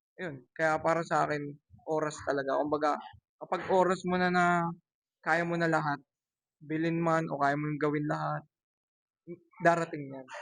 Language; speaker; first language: Filipino; native; Filipino